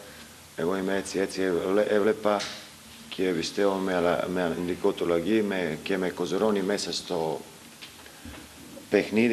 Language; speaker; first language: Greek; non-native, learner; Serbian